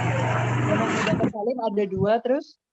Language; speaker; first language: Indonesian; native; Indonesian